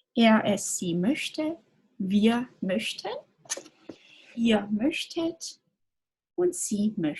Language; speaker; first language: German; non-native, fluent; English